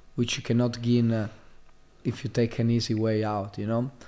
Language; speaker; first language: English; non-native, fluent; Italian